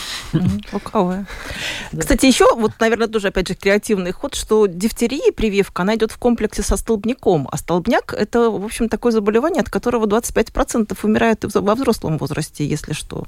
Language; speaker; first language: Russian; native; Russian